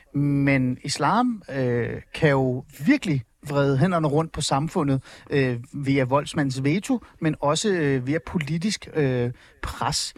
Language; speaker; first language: Danish; early bilingual, other home language; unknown